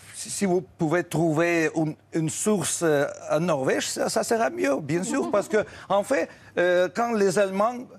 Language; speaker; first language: French; non-native, fluent; Russian